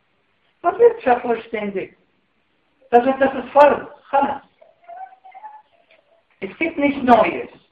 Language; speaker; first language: German; non-native, fluent; Arabic